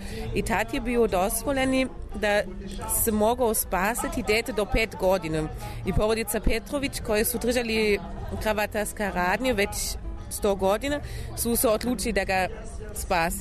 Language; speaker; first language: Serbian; non-native, learner; German